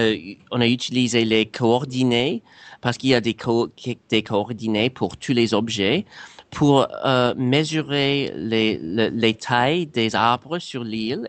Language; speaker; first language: French; non-native, fluent; English